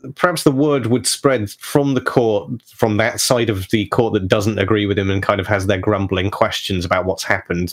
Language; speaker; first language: English; native; English